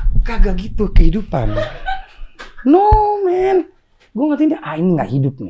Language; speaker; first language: Indonesian; native; Indonesian